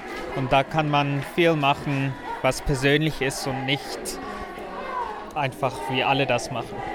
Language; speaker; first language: German; non-native, fluent; Afrikaans